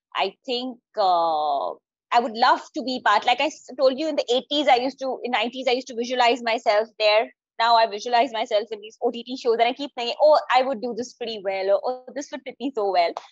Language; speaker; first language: English; non-native, local second language; Hindi